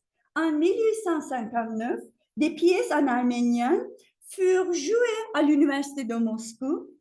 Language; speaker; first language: French; non-native, fluent; Turkish